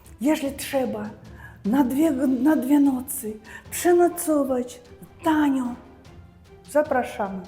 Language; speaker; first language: Polish; non-native, learner; Russian